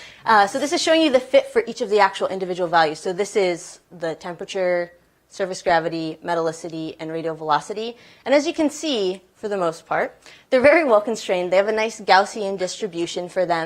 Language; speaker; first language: English; native; English